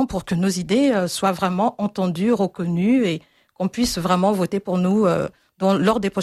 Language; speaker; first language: French; native; French